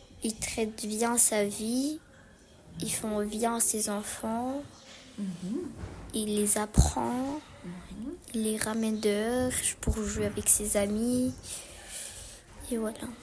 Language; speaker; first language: French; early bilingual, other home language; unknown